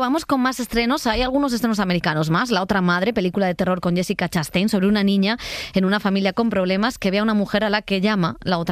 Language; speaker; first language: Spanish; native; Spanish